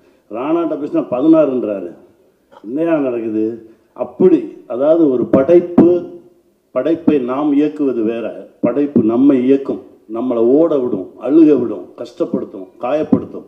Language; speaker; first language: Tamil; native; Tamil